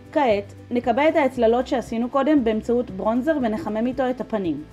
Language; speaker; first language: Hebrew; native; Hebrew